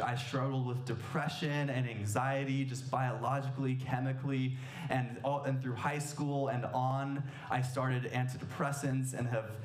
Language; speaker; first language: English; native; English